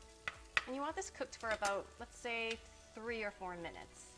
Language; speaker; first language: English; native; English